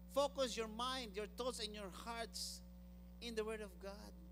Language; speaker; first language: English; non-native, local second language; Filipino